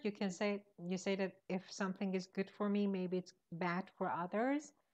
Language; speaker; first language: English; non-native, fluent; Persian